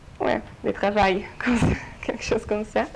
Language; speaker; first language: French; non-native, fluent; Polish